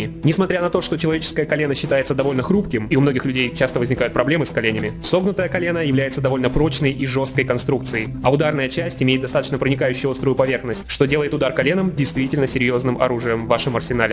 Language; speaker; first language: Russian; native; Russian